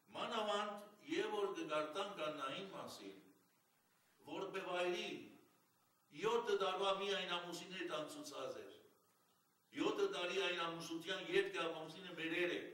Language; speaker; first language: Armenian; early bilingual, heritage; Armenian